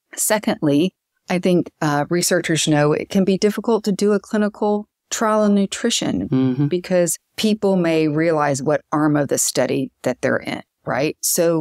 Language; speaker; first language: English; native; English